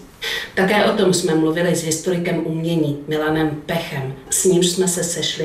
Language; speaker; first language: Czech; native; Czech